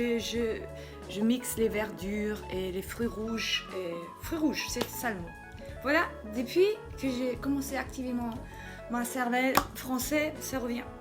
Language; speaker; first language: French; non-native, fluent; German